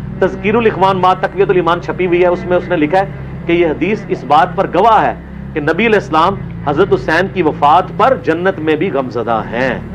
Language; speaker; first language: Urdu; non-native, local second language; Punjabi